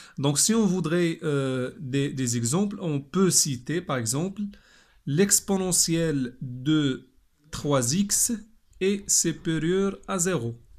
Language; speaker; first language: French; non-native, local second language; Arabic